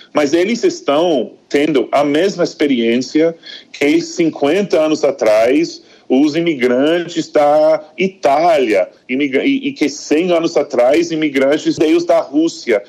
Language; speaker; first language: Portuguese; non-native, fluent; English